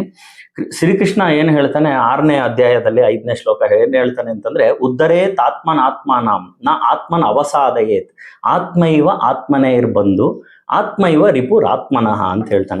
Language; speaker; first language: Kannada; native; Kannada